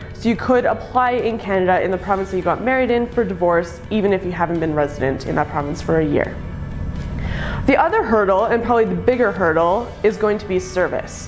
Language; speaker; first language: English; native; English